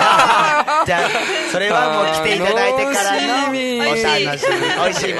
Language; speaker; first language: Japanese; native; Japanese